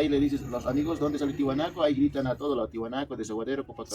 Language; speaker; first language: Spanish; native; Spanish